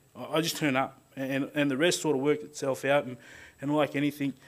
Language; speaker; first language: English; native; English